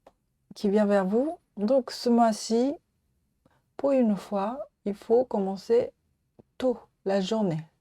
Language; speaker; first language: French; non-native, learner; Japanese